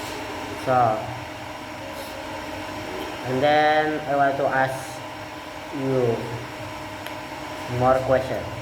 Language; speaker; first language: English; non-native, learner; Indonesian